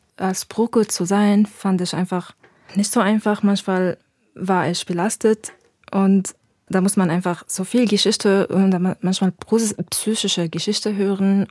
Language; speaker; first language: German; non-native, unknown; Arabic